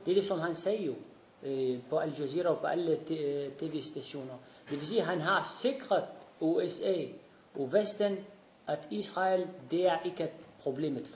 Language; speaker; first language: Danish; non-native, fluent; Arabic